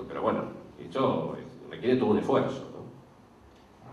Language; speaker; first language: Spanish; native; Spanish